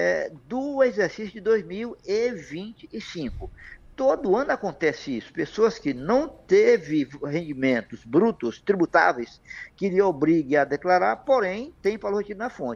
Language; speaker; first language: Portuguese; native; Portuguese